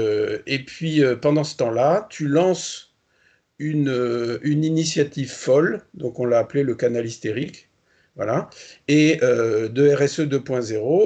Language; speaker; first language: French; native; French